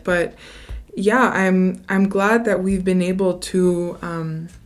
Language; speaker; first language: English; native; English